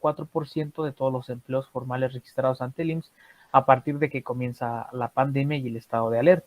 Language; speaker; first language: Spanish; native; Spanish